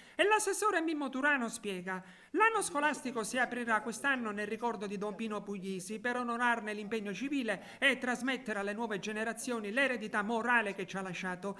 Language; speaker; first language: Italian; native; Italian